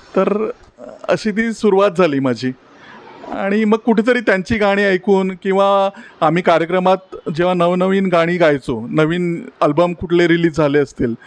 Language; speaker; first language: Marathi; native; Marathi